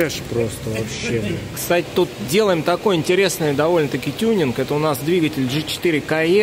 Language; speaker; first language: Russian; native; Russian